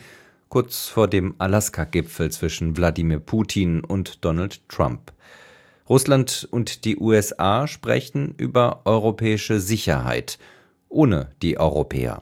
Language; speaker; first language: German; native; German